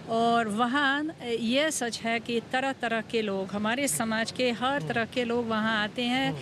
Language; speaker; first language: Hindi; non-native, fluent; Hungarian